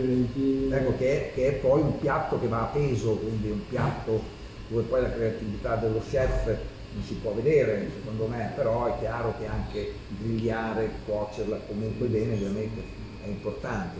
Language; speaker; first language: Italian; native; Italian